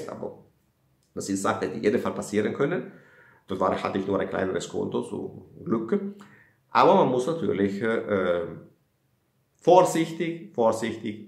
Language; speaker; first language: German; non-native, fluent; Italian